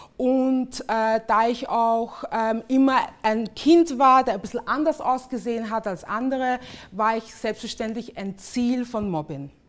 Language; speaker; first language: German; early bilingual, other home language; English